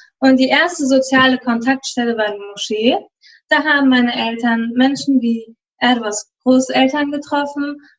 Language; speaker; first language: German; early bilingual, other home language; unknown